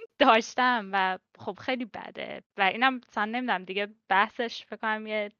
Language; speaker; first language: Persian; native; Persian